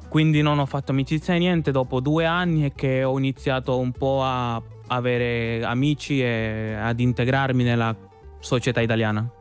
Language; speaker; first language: Italian; non-native, fluent; Spanish